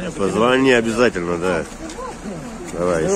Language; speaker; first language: Russian; native; Russian